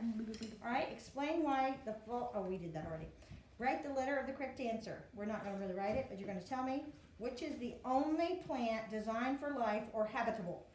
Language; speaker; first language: English; native; English